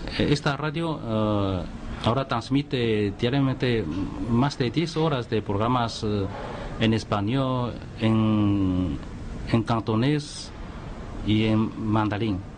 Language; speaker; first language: Spanish; non-native, fluent; Chinese